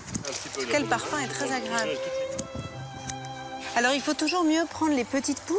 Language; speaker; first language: French; native; French